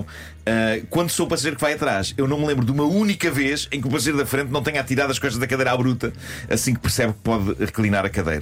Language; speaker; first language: Portuguese; native; Portuguese